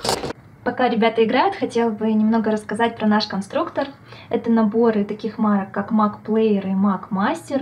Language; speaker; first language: Russian; native; Russian